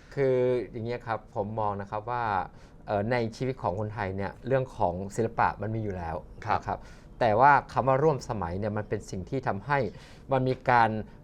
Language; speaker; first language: Thai; native; Thai